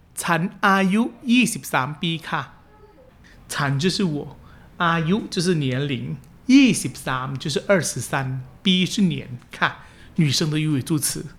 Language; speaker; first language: Chinese; early bilingual, heritage; Chinese